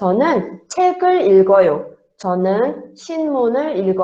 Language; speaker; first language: Korean; non-native, fluent; Portuguese